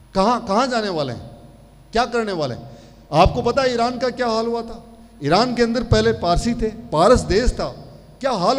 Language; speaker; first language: Hindi; native; Hindi